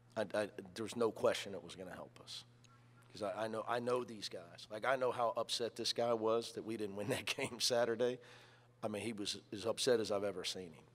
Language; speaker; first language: English; native; English